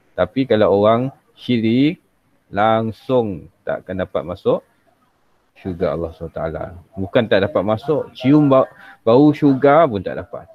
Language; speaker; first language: Malay; native; Malay